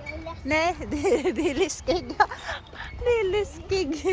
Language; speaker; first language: Swedish; non-native, learner; Cebuano